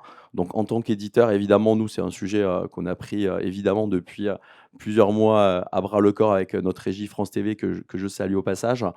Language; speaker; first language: French; native; French